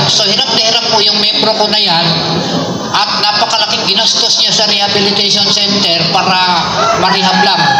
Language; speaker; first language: Filipino; non-native, local second language; Cebuano